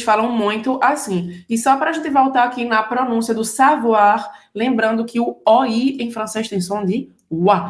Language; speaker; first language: Portuguese; native; Portuguese